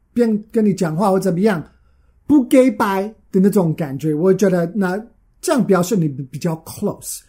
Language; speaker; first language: Chinese; non-native, fluent; English